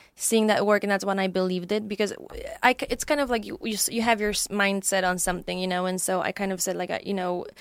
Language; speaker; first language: English; non-native, fluent; Polish